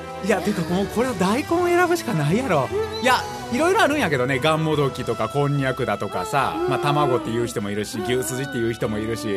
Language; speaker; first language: Japanese; native; Japanese